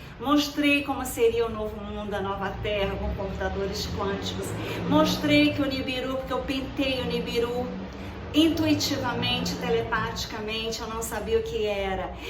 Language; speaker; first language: Portuguese; native; Portuguese